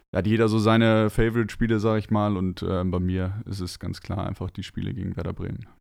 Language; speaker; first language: German; native; German